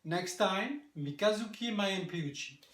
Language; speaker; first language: English; non-native, learner; French